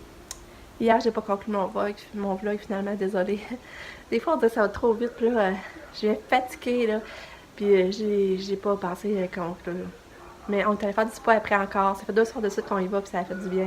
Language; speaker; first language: French; native; French